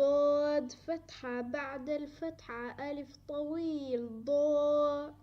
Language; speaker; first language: Arabic; non-native, learner; Somali